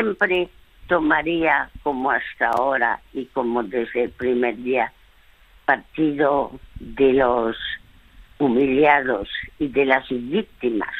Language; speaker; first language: Spanish; early bilingual, other home language; French